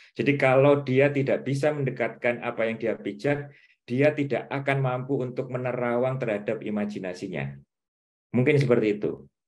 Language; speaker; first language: Indonesian; native; Indonesian